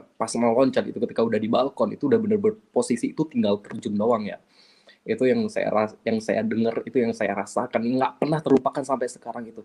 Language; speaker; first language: Indonesian; non-native, local second language; Achinese